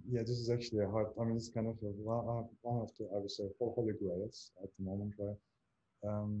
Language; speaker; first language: English; non-native, fluent; Turkish